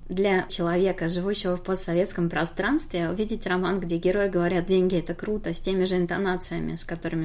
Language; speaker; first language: Russian; native; Russian